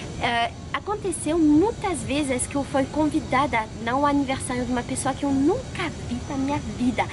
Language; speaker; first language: Portuguese; non-native, fluent; French